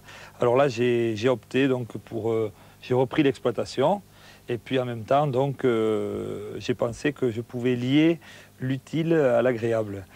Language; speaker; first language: French; native; French